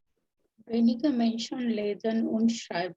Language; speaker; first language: German; non-native, learner; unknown